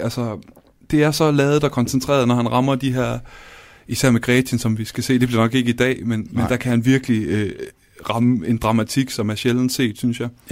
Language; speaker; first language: Danish; native; Danish